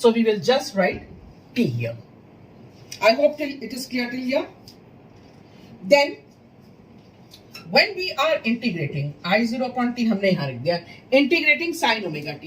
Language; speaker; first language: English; non-native, local second language; Hindi